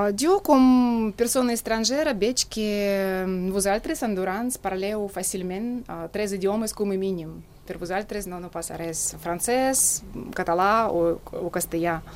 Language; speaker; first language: Catalan; non-native, fluent; Russian